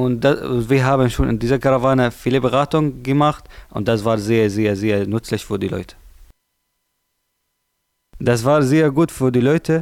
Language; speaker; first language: German; non-native, learner; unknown